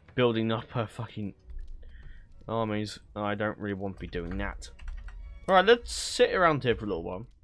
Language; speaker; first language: English; native; English